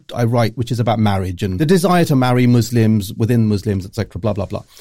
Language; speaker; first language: English; early bilingual, other home language; Urdu